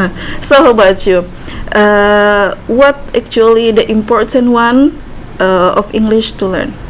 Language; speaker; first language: English; non-native, learner; Indonesian